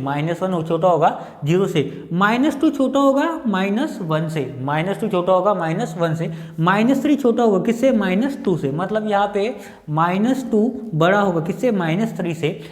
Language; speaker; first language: Hindi; non-native, local second language; Marathi